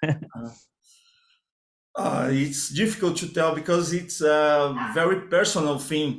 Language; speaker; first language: English; non-native, learner; Portuguese